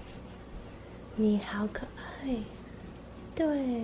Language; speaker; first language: Chinese; non-native, learner; English